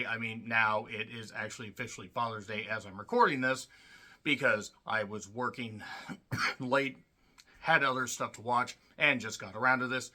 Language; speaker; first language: English; native; English